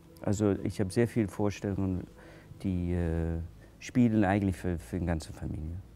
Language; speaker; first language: German; non-native, fluent; English